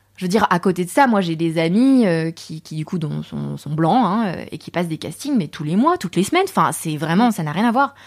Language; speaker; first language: French; native; French